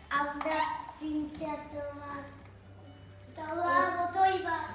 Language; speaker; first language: Basque; non-native, local second language; Spanish